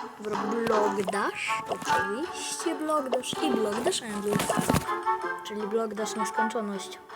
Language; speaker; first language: Polish; native; Polish